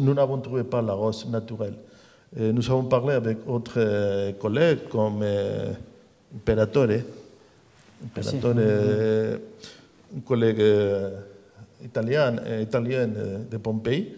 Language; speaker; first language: French; non-native, learner; Spanish